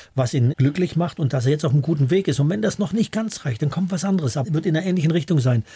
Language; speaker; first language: German; native; German